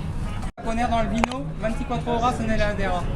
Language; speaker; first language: Spanish; non-native, learner; French